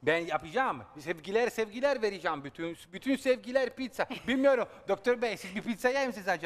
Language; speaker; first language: Turkish; non-native, learner; Italian